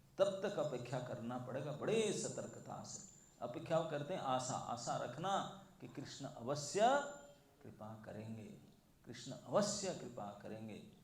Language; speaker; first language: Hindi; non-native, local second language; Bangla